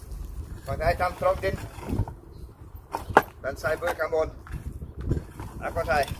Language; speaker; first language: Thai; non-native, learner; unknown